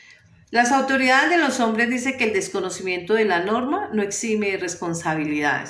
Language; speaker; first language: Spanish; native; Spanish